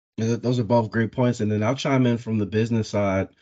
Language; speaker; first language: English; native; English